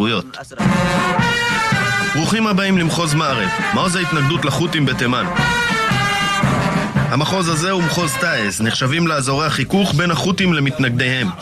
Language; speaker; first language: Hebrew; native; Hebrew